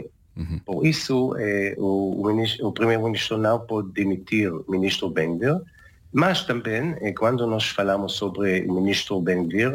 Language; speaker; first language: Portuguese; non-native, learner; Hebrew